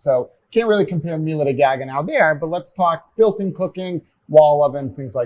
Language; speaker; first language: English; native; English